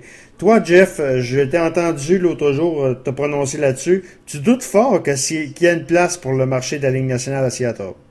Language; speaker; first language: French; native; French